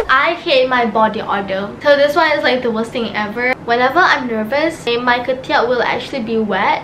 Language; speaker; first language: English; non-native, local second language; Malay